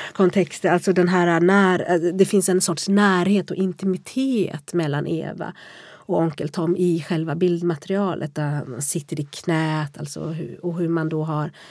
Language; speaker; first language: Swedish; native; Swedish